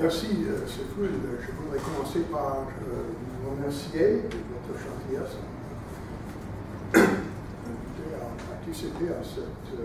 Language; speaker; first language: French; non-native, fluent; English